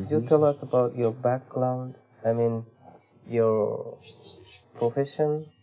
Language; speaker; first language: English; non-native, learner; Japanese